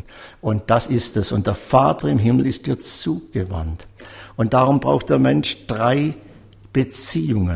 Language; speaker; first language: German; native; German